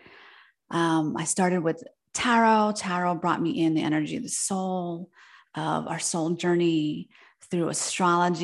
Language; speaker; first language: English; early bilingual, other home language; Spanish